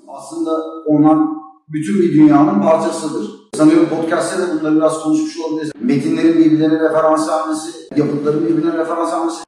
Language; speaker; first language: Turkish; native; Turkish